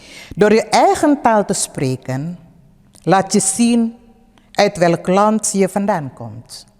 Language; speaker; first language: Dutch; early bilingual, other home language; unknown